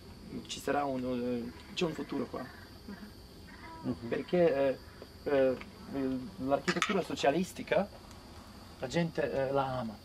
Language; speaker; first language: Italian; non-native, fluent; Serbian